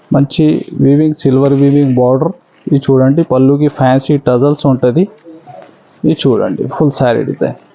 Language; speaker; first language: Telugu; non-native, local second language; Urdu